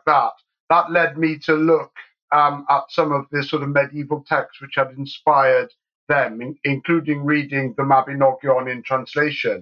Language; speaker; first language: English; native; English